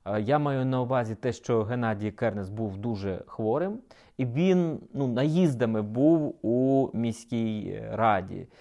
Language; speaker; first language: Ukrainian; native; Ukrainian